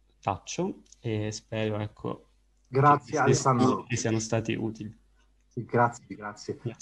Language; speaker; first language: Italian; native; Italian